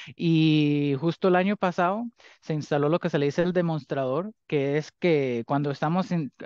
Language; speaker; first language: Spanish; early bilingual, heritage; Spanish